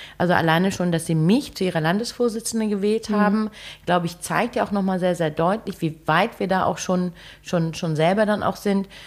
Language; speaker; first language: German; early bilingual, other home language; Turkish